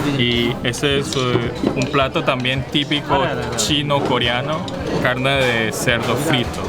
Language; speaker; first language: Spanish; early bilingual, other home language; Korean